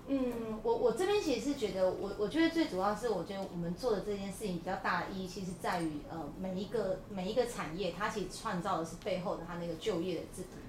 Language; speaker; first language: Chinese; native; Chinese